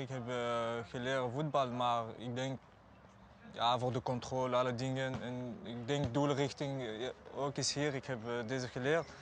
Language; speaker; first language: Dutch; non-native, learner; Aramaic